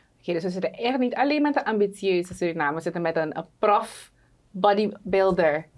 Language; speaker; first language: Dutch; native; Dutch